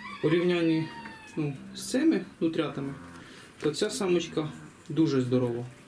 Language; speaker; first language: Ukrainian; native; Ukrainian